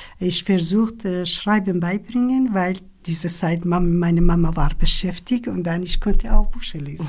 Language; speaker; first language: German; non-native, learner; Kurdish